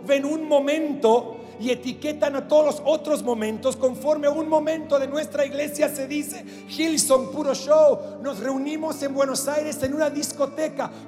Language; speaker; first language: Spanish; non-native, fluent; English